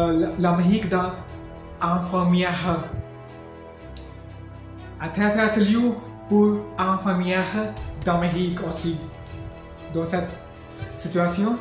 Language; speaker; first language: French; non-native, learner; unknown